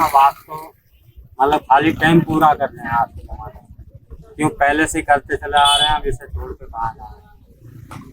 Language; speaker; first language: Hindi; native; Hindi